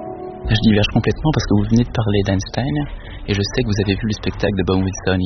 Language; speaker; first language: French; native; French